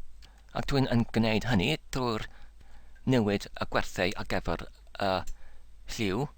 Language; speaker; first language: Welsh; non-native, learner; English